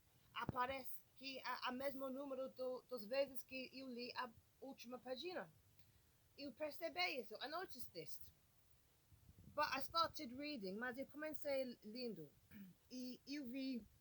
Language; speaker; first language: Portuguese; non-native, learner; English